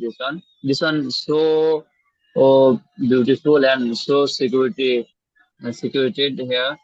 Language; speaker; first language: English; non-native, learner; Bangla